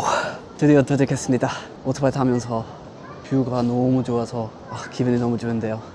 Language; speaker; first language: Korean; non-native, learner; English